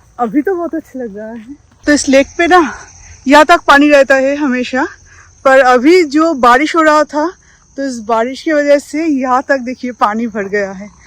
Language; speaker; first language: Hindi; non-native, local second language; Bangla